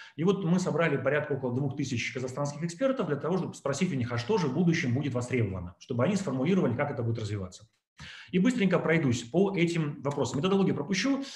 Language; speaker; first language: Russian; native; Russian